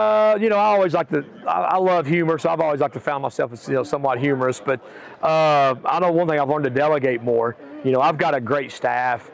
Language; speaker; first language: English; native; English